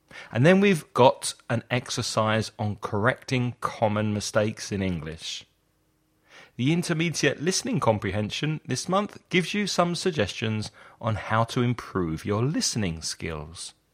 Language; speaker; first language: English; native; English